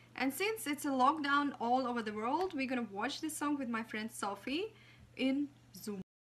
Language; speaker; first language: English; non-native, fluent; Russian